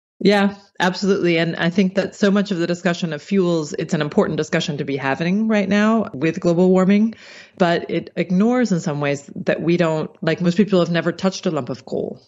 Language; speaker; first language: English; native; English